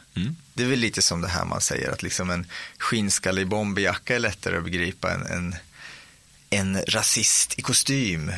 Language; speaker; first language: Swedish; native; Swedish